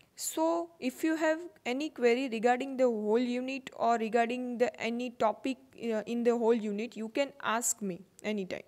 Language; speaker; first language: English; non-native, local second language; Gujarati